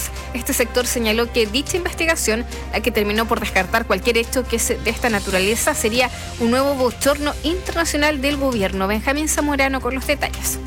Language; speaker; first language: Spanish; native; Spanish